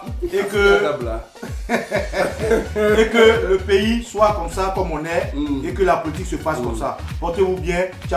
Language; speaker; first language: French; native; French